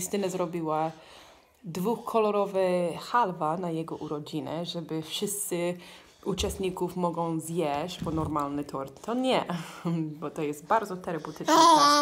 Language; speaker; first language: Polish; non-native, learner; English